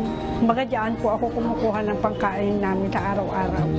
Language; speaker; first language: Filipino; native; Filipino